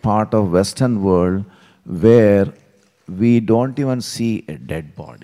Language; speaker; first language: English; non-native, local second language; Telugu